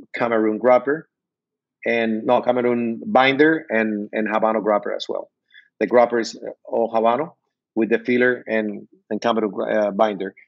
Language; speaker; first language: English; non-native, learner; Spanish